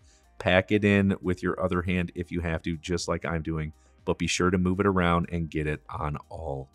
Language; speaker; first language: English; native; English